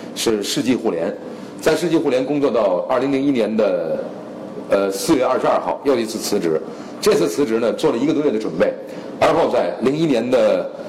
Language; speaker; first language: Chinese; native; Chinese